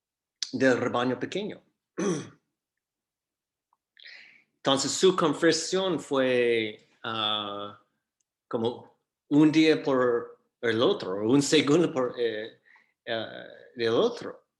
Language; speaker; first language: Spanish; non-native, fluent; English